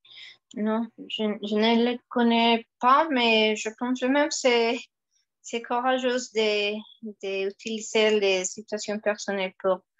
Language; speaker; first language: French; non-native, fluent; Spanish